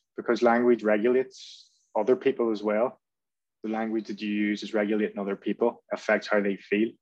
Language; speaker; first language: English; native; English